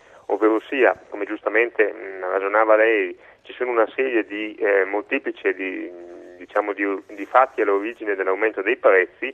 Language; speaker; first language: Italian; native; Italian